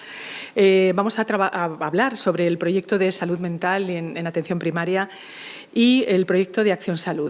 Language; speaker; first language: Spanish; native; Spanish